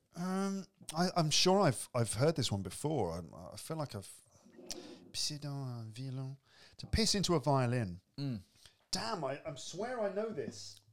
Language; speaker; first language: English; native; English